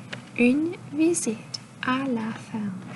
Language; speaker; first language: French; non-native, local second language; English